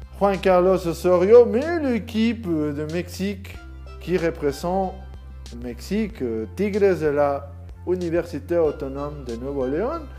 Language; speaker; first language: French; non-native, learner; Spanish